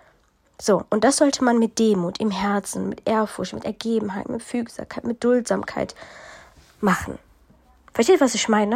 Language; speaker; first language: German; early bilingual, other home language; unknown